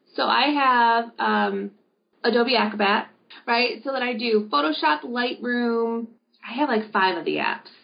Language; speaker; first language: English; native; English